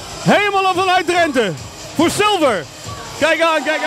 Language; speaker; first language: Dutch; native; Dutch